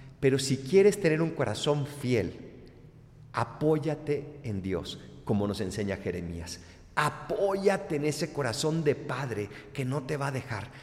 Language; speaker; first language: Spanish; native; Spanish